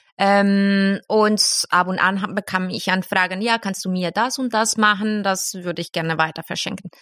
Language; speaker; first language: German; non-native, fluent; Spanish